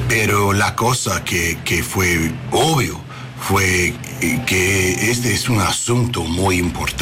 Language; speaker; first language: Spanish; non-native, learner; English